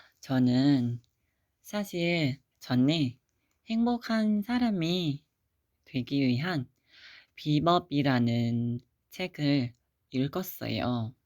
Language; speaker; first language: Korean; non-native, fluent; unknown